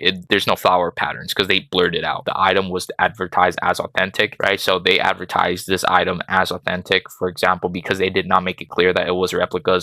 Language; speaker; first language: English; native; English